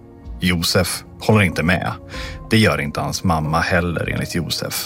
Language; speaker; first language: Swedish; native; Swedish